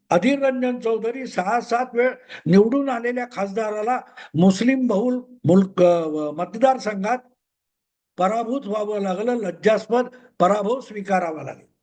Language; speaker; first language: Marathi; native; Marathi